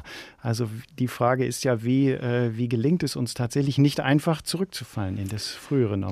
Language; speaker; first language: German; native; German